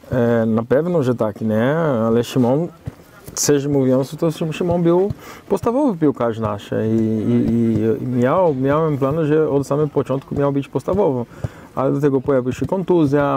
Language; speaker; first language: Polish; non-native, fluent; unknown